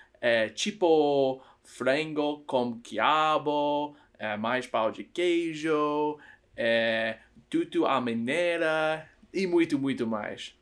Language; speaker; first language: Portuguese; non-native, learner; Dutch